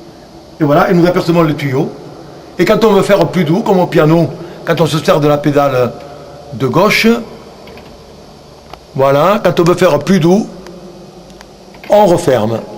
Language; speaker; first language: French; native; French